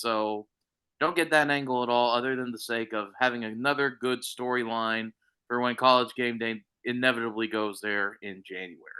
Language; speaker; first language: English; native; English